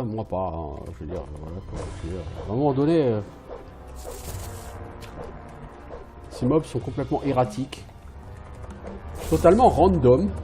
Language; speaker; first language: French; native; French